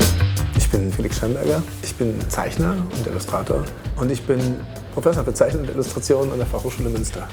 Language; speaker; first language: German; native; German